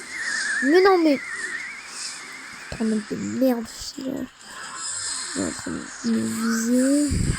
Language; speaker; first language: French; native; French